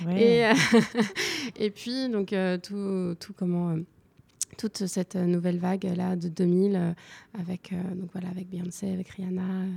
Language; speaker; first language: French; native; French